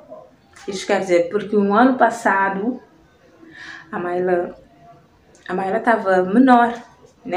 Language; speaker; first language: Portuguese; non-native, local second language; Kabuverdianu